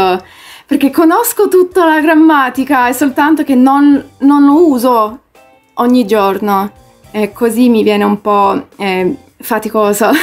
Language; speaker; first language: Italian; early bilingual, heritage; English